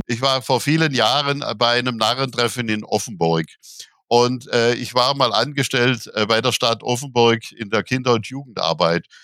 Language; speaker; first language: German; native; German